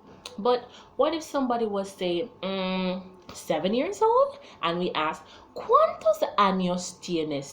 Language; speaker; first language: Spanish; non-native, fluent; English